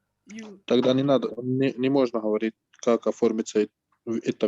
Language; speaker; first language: Russian; non-native, learner; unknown